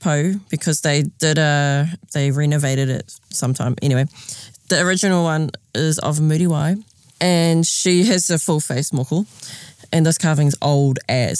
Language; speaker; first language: English; native; English